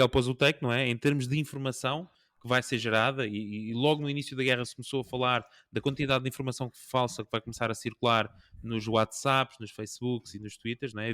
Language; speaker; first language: Portuguese; native; Portuguese